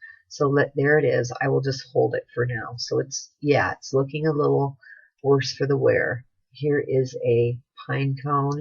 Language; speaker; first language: English; native; English